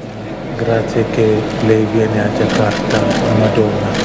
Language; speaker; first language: Italian; non-native, fluent; Spanish